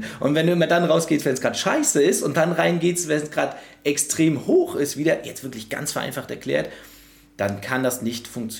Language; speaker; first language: German; native; German